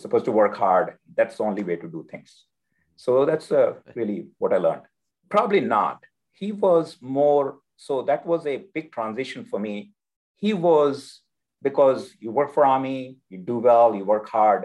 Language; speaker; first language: English; non-native, local second language; Hindi